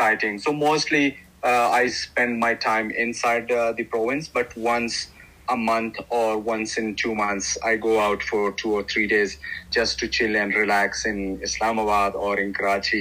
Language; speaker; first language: English; non-native, local second language; Pashto